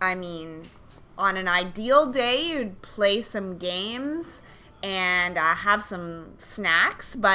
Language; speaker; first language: English; native; English